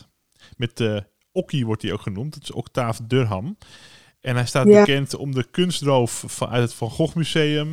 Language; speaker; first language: Dutch; native; Dutch